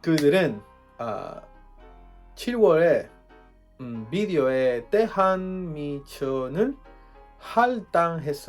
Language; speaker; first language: Korean; non-native, learner; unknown